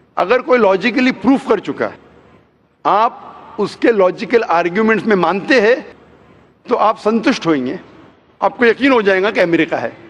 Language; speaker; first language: Hindi; non-native, local second language; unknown